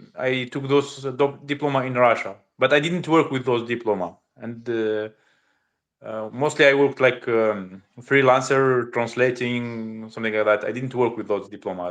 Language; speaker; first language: English; non-native, learner; Russian